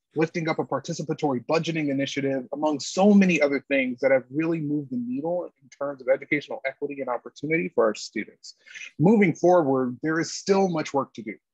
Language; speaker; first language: English; native; English